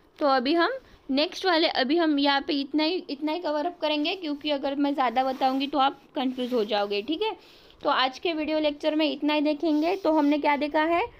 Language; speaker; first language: Hindi; non-native, local second language; Marathi